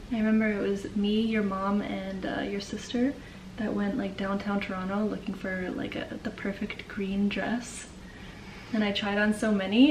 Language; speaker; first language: English; native; English